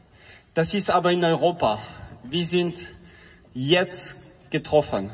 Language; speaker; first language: German; non-native, fluent; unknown